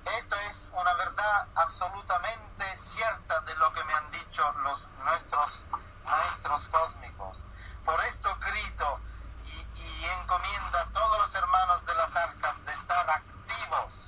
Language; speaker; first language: Spanish; non-native, fluent; Italian